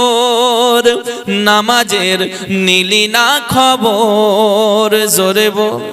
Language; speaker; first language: Bangla; native; Bangla